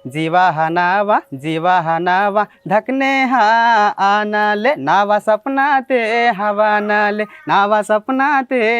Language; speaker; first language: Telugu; non-native, local second language; Gondi